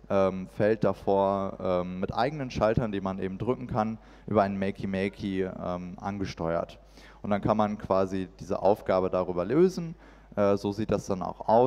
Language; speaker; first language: German; native; German